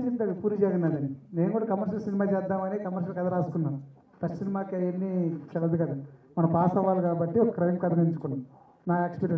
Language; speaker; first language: Telugu; native; Telugu